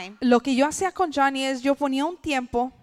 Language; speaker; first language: Spanish; early bilingual, heritage; English